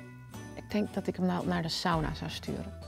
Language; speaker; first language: Dutch; native; Dutch